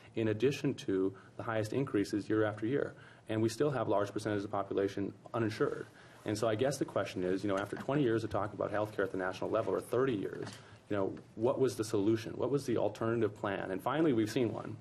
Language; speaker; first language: English; native; English